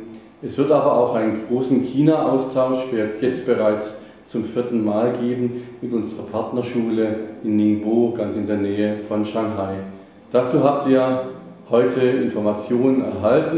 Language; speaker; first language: German; native; German